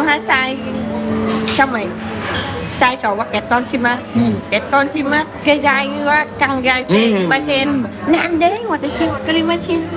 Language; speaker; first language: Japanese; non-native, learner; Vietnamese